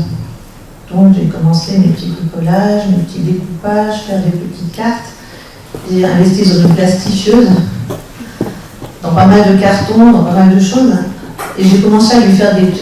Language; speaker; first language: French; native; French